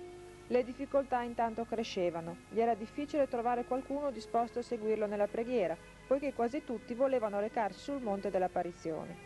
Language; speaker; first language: Italian; native; Italian